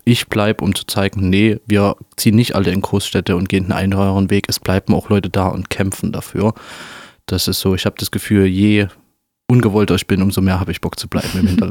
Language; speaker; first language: German; native; German